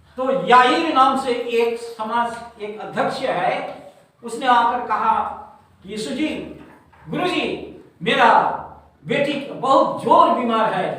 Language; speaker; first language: Hindi; non-native, local second language; Bangla